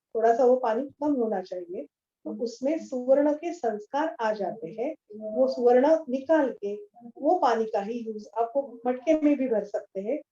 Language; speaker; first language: Hindi; non-native, local second language; Marathi